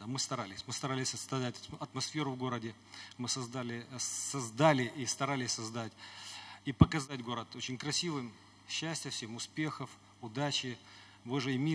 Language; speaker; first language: Russian; native; Russian